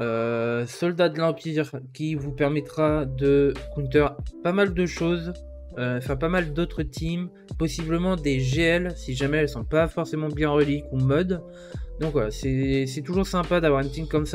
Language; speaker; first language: French; native; French